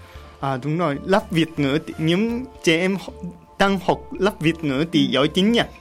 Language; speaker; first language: Vietnamese; non-native, learner; Japanese